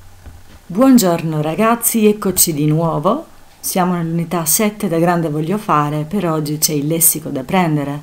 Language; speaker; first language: Italian; non-native, fluent; Albanian